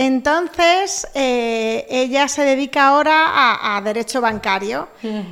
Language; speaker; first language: Spanish; native; Spanish